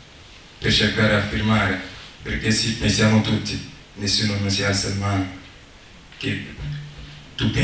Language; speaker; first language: Italian; non-native, learner; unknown